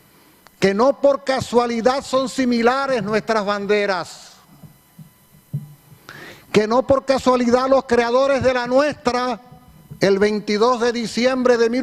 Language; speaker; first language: Spanish; native; Spanish